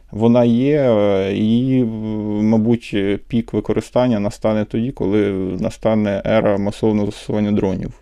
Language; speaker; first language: Ukrainian; native; Ukrainian